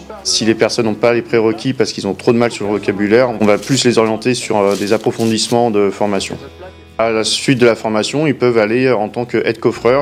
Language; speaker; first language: French; native; French